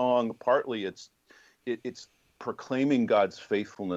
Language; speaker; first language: English; native; English